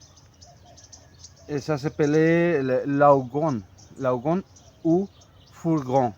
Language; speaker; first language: French; non-native, fluent; Spanish